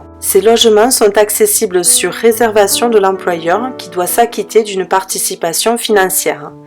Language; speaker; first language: French; native; French